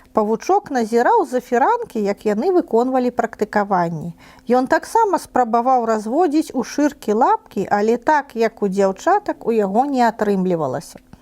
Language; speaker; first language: Belarusian; non-native, local second language; Russian